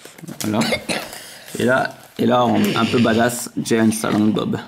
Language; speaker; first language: French; native; French